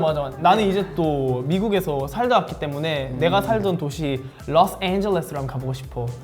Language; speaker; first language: Korean; native; Korean